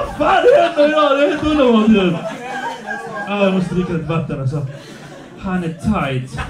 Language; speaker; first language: Swedish; early bilingual, other home language; Polish